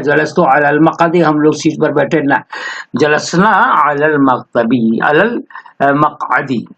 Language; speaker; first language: Urdu; native; Urdu